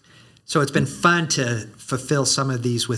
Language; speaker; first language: English; native; English